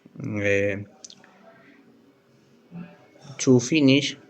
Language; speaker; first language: English; non-native, learner; Spanish